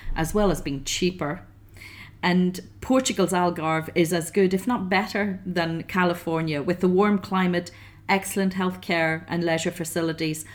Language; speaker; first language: English; native; English